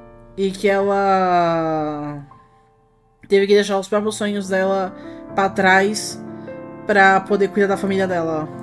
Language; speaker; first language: Portuguese; native; Portuguese